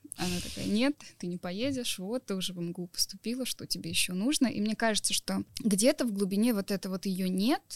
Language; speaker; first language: Russian; native; Russian